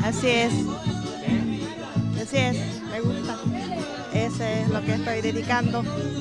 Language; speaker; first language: Spanish; non-native, local second language; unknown